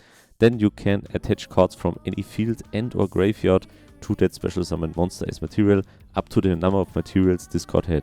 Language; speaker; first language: English; non-native, fluent; German